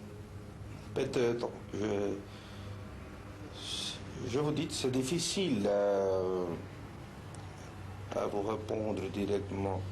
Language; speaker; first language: French; non-native, fluent; Spanish